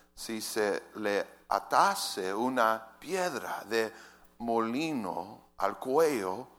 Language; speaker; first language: Spanish; native; Spanish